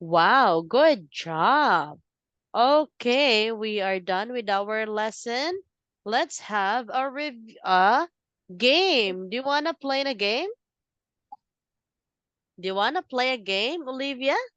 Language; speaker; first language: English; non-native, fluent; Filipino